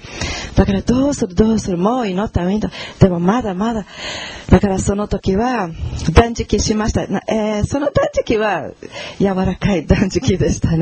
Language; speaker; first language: Japanese; non-native, fluent; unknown